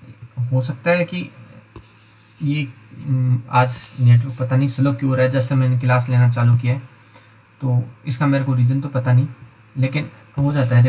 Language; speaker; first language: Hindi; native; Hindi